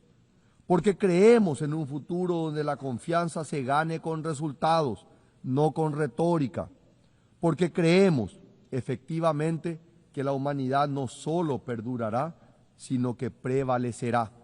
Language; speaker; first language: Spanish; native; Spanish